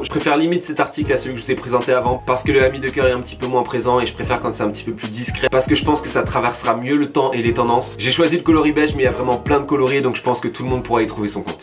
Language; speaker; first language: French; native; French